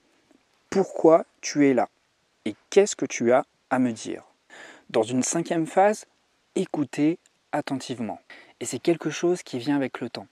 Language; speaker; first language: French; native; French